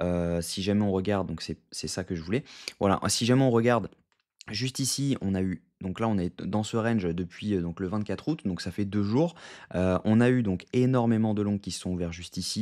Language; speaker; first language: French; native; French